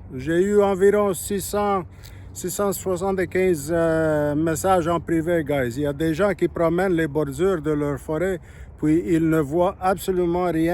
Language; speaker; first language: French; non-native, local second language; English